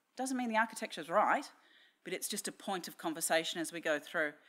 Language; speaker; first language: English; native; English